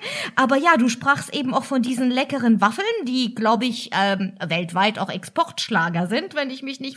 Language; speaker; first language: German; native; German